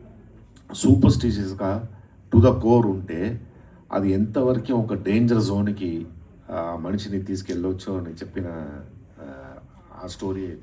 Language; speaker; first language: Telugu; non-native, learner; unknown